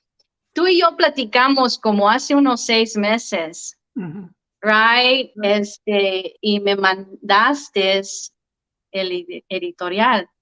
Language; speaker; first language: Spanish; early bilingual, heritage; Spanish